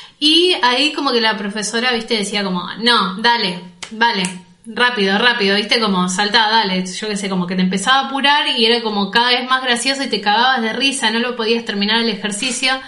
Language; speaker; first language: Spanish; native; Spanish